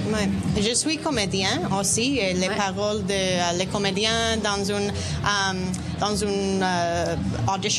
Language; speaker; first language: French; non-native, learner; Spanish